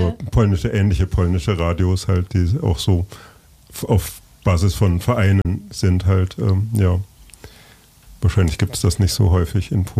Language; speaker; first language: German; native; German